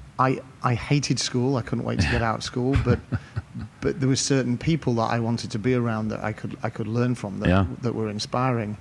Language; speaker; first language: English; native; English